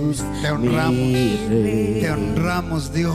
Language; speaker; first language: Spanish; native; Spanish